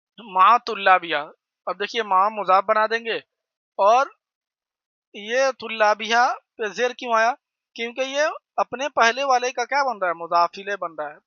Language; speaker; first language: Urdu; native; Urdu